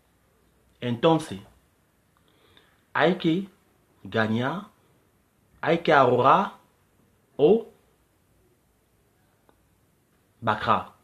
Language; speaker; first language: Spanish; non-native, learner; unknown